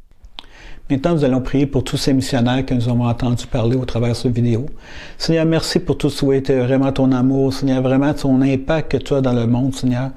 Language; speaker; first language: French; native; French